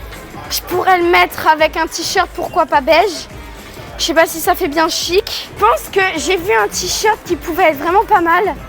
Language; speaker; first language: French; native; French